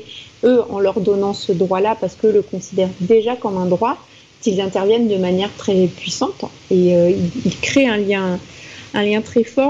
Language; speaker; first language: French; native; French